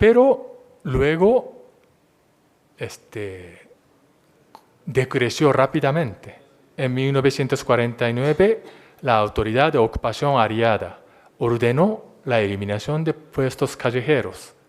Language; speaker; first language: Spanish; non-native, fluent; Japanese